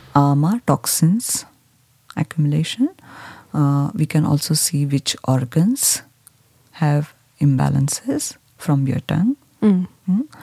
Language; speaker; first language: English; non-native, local second language; Marathi